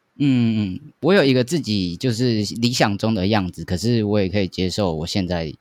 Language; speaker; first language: Chinese; native; Chinese